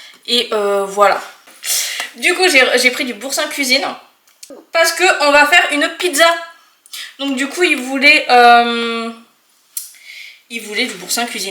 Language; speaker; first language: French; native; French